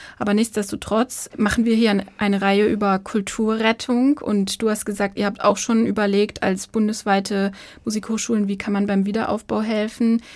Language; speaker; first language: German; native; German